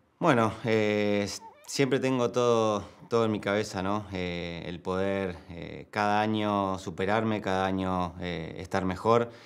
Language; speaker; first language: Spanish; native; Spanish